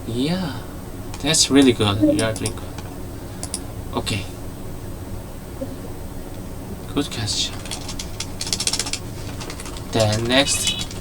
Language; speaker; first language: English; non-native, learner; Korean